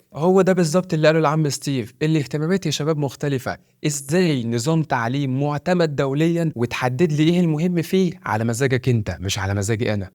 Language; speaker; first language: Arabic; native; Arabic